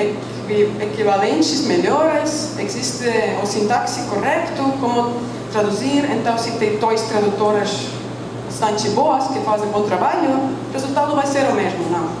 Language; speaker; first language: Portuguese; non-native, fluent; Estonian